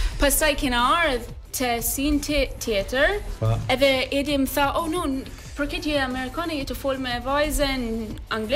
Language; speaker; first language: Albanian; early bilingual, heritage; Albanian